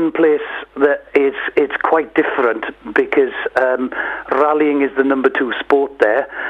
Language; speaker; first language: English; native; English